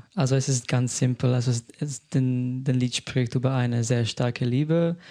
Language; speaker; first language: German; non-native, learner; Slovenian